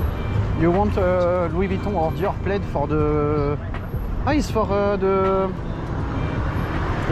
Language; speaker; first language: English; non-native, learner; French